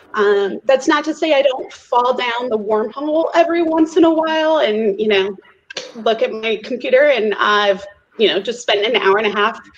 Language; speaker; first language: English; native; English